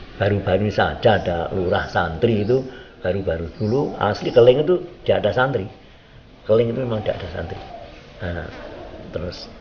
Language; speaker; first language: Indonesian; non-native, local second language; Javanese